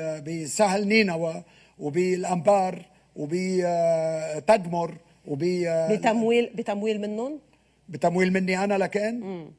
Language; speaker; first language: Arabic; native; Arabic